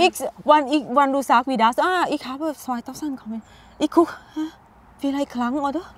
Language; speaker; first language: German; non-native, learner; Thai